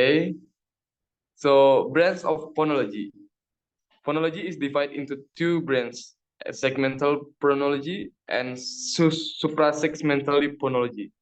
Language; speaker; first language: English; non-native, learner; Indonesian